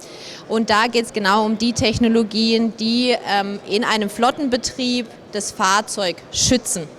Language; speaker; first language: German; native; German